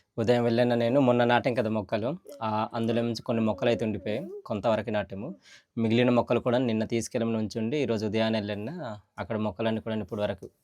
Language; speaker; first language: Telugu; non-native, local second language; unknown